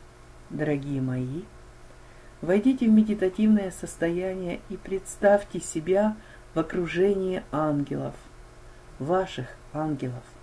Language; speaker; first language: Russian; native; Russian